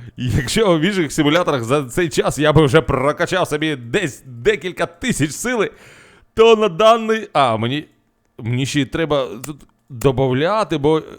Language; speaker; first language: Ukrainian; native; Ukrainian